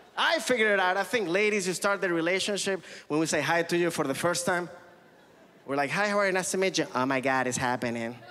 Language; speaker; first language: English; early bilingual, other home language; Spanish